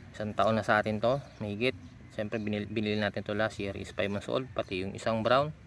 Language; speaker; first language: Filipino; non-native, local second language; Bikol